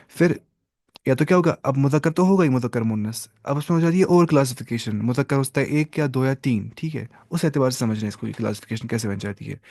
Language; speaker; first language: Urdu; native; Urdu